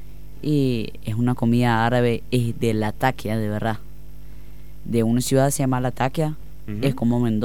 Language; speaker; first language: Spanish; non-native, learner; Arabic